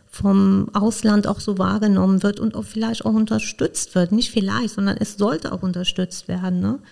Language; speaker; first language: German; non-native, fluent; Persian